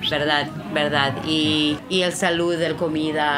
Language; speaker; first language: Spanish; non-native, learner; Hebrew